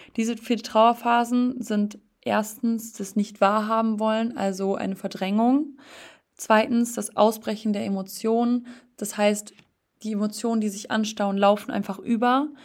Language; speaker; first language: German; native; German